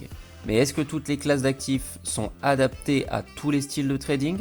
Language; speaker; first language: French; native; French